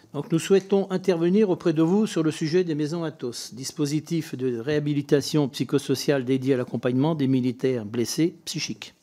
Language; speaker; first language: French; native; French